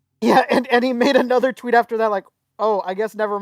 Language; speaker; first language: English; native; English